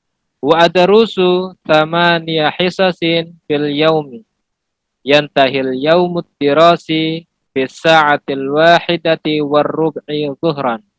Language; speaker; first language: Arabic; non-native, learner; Indonesian